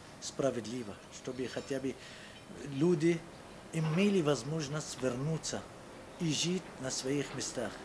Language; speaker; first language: Russian; non-native, fluent; Arabic